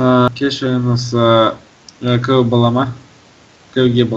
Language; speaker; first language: Kazakh; non-native, local second language; Russian